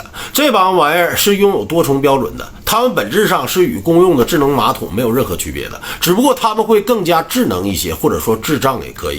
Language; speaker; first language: Chinese; native; Chinese